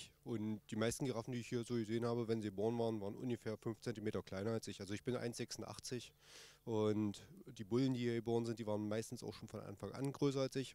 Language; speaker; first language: German; native; German